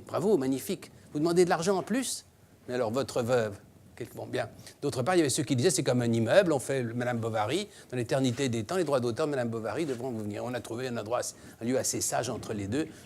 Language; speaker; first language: French; native; French